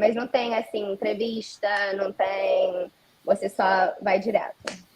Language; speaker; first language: Portuguese; early bilingual, heritage; Portuguese